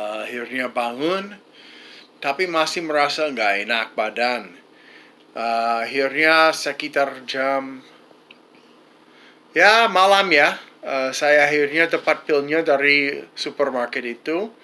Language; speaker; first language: Indonesian; non-native, fluent; English